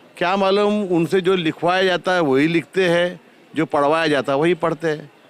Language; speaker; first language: Hindi; non-native, local second language; Marathi